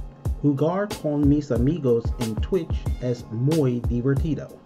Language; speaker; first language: Spanish; non-native, learner; English